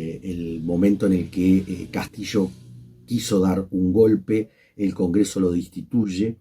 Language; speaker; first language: Spanish; native; Spanish